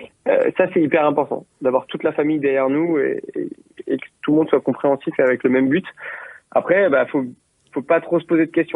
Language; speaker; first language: French; native; French